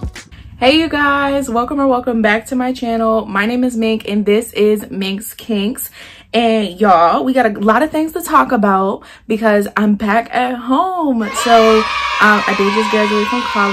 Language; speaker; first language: English; native; English